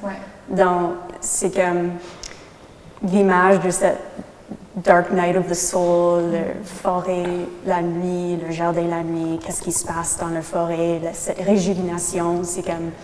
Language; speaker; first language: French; non-native, local second language; English